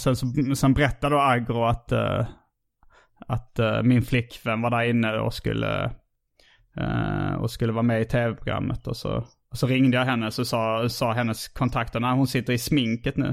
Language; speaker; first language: Swedish; native; Swedish